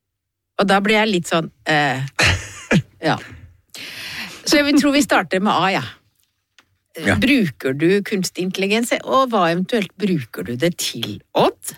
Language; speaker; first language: Norwegian; native; Norwegian